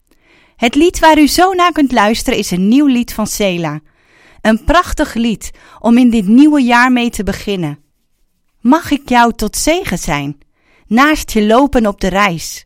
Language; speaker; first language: Dutch; native; Dutch